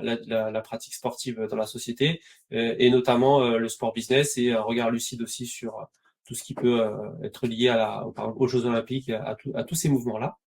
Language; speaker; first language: French; native; French